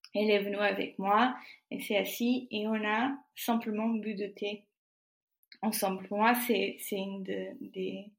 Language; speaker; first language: French; non-native, fluent; Portuguese